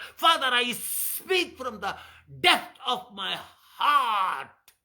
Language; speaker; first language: English; non-native, local second language; Hindi